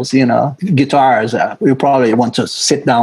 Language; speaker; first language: English; non-native, fluent; Portuguese